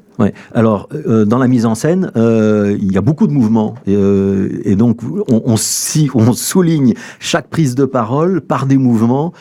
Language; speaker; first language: French; native; French